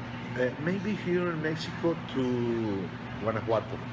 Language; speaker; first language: English; non-native, learner; Spanish